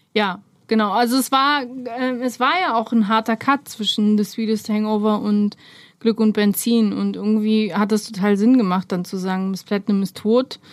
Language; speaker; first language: German; early bilingual, other home language; Romanian